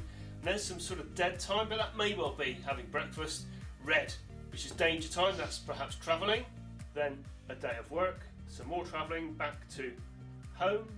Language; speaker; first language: English; native; English